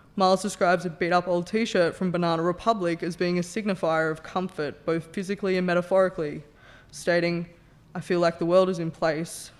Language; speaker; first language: English; native; English